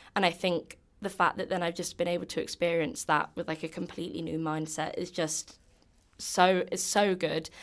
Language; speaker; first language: English; native; English